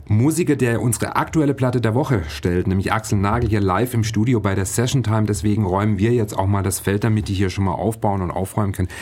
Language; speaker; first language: German; native; German